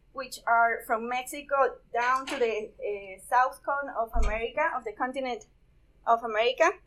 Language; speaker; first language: English; non-native, fluent; Spanish